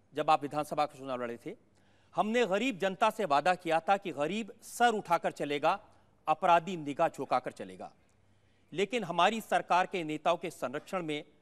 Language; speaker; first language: Hindi; native; Hindi